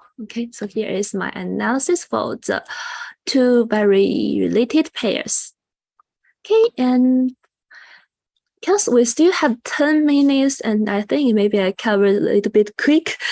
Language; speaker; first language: English; non-native, fluent; Chinese